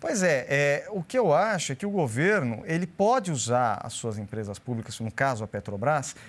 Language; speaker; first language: Portuguese; native; Portuguese